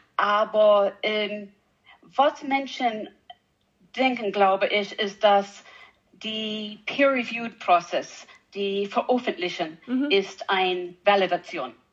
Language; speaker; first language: German; non-native, learner; English